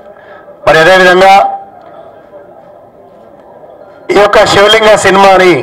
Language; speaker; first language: Telugu; native; Telugu